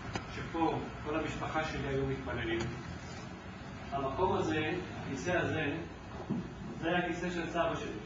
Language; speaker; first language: Hebrew; non-native, fluent; Ladino